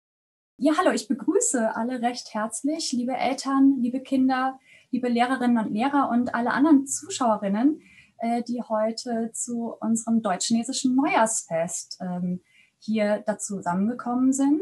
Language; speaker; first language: German; native; German